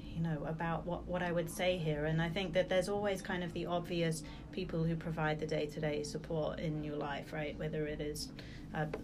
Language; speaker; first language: English; early bilingual, other home language; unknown